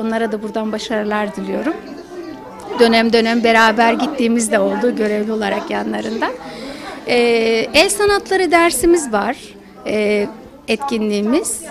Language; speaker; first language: Turkish; native; Turkish